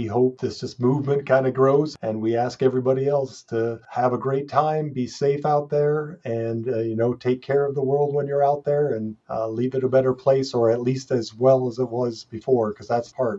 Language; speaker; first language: English; native; English